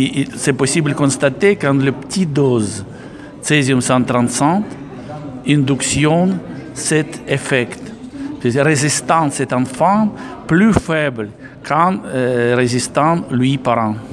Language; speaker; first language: French; non-native, learner; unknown